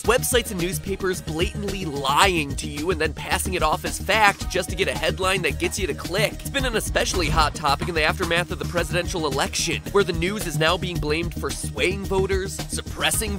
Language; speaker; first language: English; native; English